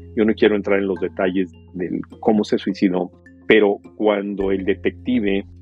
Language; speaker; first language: Spanish; native; Spanish